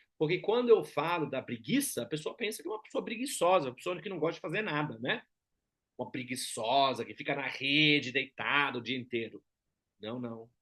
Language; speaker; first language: Portuguese; non-native, fluent; German